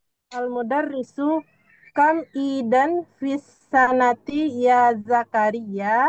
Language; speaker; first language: Arabic; non-native, learner; Indonesian